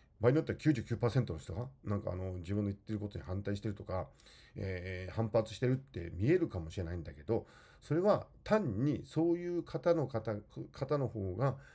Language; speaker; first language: Japanese; native; Japanese